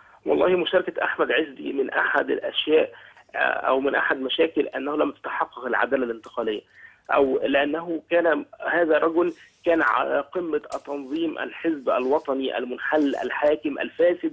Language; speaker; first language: Arabic; native; Arabic